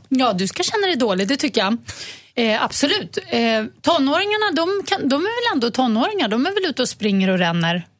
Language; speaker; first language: Swedish; native; Swedish